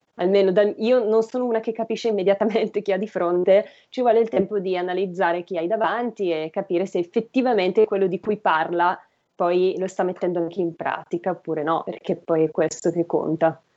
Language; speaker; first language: Italian; native; Italian